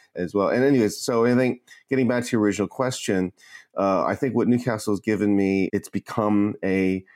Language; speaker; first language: English; native; English